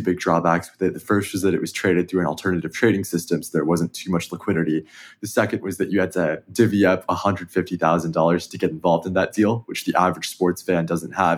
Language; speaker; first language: English; native; English